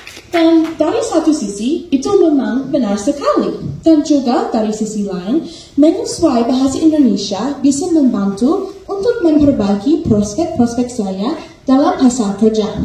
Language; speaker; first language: Indonesian; non-native, fluent; English